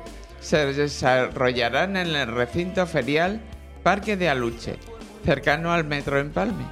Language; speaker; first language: Spanish; native; Spanish